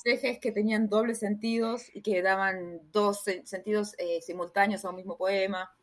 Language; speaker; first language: Spanish; native; Spanish